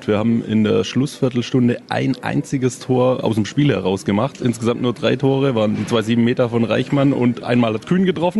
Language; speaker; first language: German; native; German